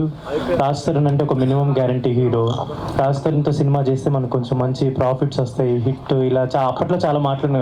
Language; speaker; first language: Telugu; native; Telugu